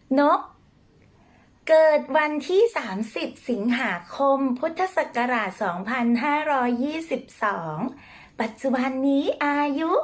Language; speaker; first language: Thai; native; Thai